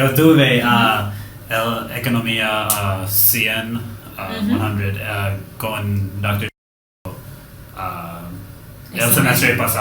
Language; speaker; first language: Spanish; non-native, learner; English